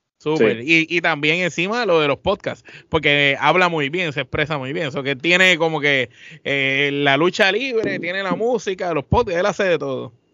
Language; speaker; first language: Spanish; native; Spanish